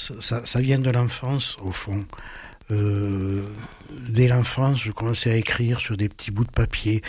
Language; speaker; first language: French; early bilingual, other home language; German